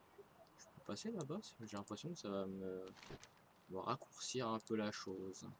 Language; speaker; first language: French; native; French